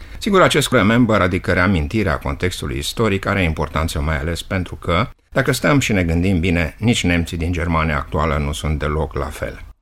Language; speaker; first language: Romanian; native; Romanian